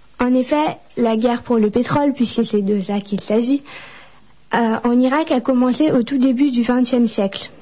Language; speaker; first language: French; native; French